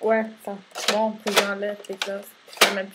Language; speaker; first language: French; non-native, learner; Spanish